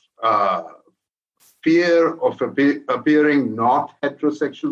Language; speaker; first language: English; non-native, local second language; Urdu